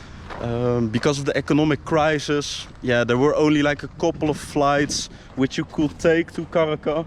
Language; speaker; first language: English; non-native, fluent; Dutch